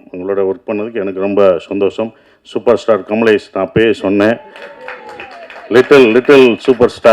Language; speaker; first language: Tamil; native; Tamil